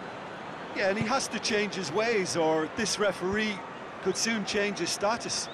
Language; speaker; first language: English; native; English